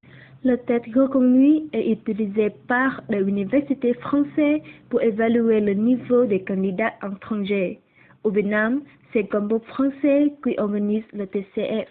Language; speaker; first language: French; non-native, learner; Vietnamese